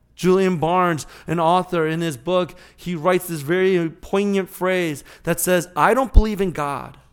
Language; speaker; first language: English; native; English